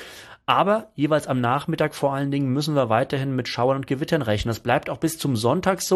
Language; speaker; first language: German; native; German